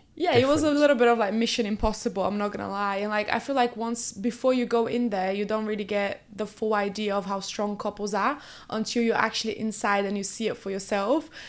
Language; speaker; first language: English; early bilingual, other home language; Portuguese